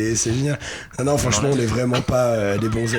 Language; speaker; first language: French; native; French